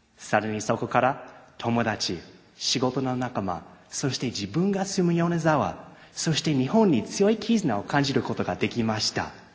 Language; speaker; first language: Japanese; non-native, fluent; English